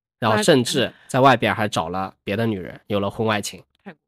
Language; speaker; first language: Chinese; native; Chinese